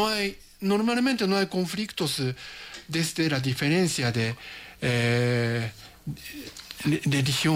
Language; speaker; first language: Spanish; non-native, learner; Japanese